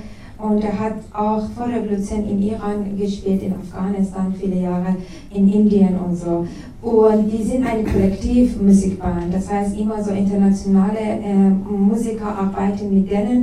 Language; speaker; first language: German; non-native, learner; Persian